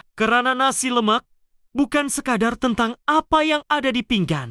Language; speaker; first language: Malay; native; Malay